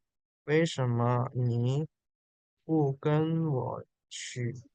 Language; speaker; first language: Chinese; non-native, fluent; Indonesian